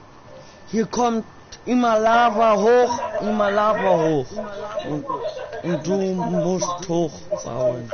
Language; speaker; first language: German; non-native, learner; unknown